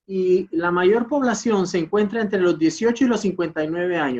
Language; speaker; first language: Spanish; native; Spanish